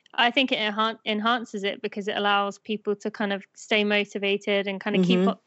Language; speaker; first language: English; native; English